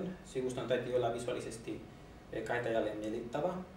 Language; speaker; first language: Finnish; non-native, learner; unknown